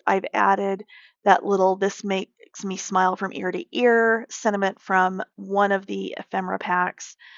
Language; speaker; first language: English; native; English